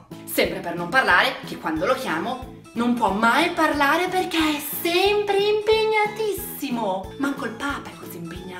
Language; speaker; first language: Italian; native; Italian